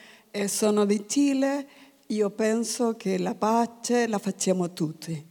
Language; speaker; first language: Italian; non-native, learner; Spanish